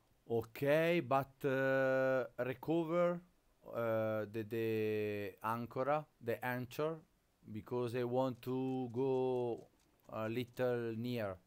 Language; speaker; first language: English; non-native, learner; Italian